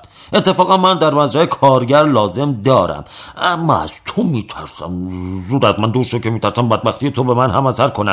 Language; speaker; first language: Persian; native; Persian